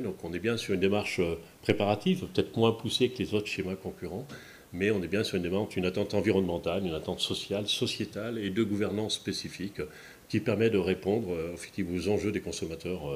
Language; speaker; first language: French; native; French